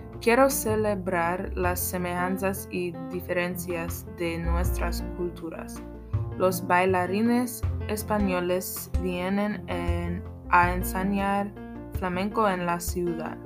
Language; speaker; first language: Spanish; non-native, learner; English